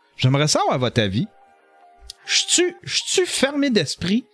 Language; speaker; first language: French; native; French